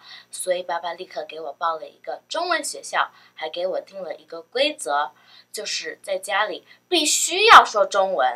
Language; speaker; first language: Chinese; early bilingual, other home language; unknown